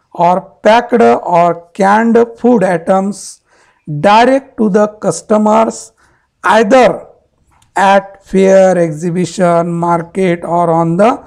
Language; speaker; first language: English; non-native, local second language; Marathi